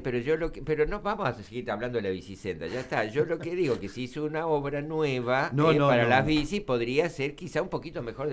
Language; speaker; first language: Spanish; native; Spanish